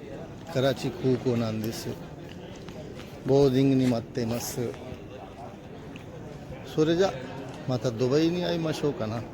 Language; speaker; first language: Japanese; non-native, fluent; Urdu